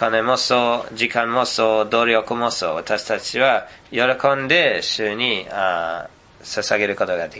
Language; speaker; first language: Japanese; non-native, fluent; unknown